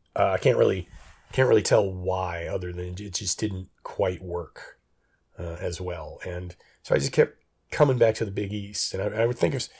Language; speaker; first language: English; native; English